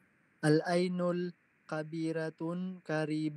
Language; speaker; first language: Arabic; non-native, learner; Filipino